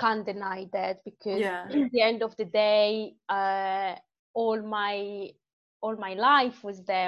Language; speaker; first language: English; non-native, fluent; Italian